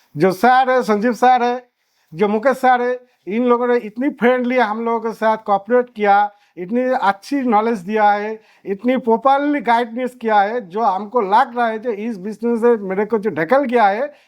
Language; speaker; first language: Hindi; non-native, local second language; Bangla